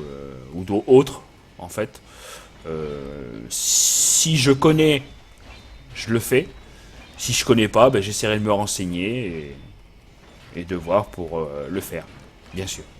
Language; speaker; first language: French; native; French